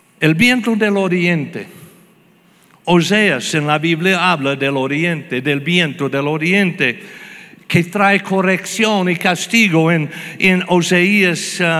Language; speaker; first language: Spanish; non-native, fluent; English